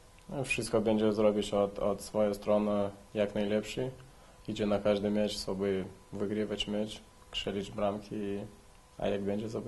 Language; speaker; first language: Polish; non-native, learner; Lithuanian